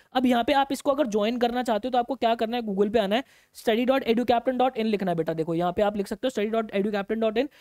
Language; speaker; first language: Hindi; native; Hindi